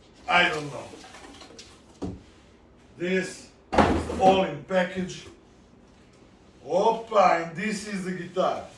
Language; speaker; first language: English; non-native, learner; Italian